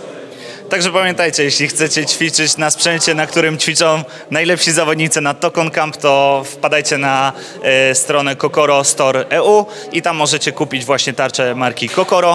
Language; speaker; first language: Polish; native; Polish